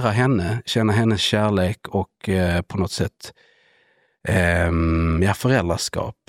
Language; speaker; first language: Swedish; native; Swedish